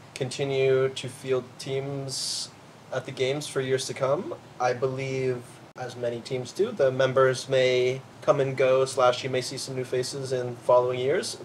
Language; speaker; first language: English; native; English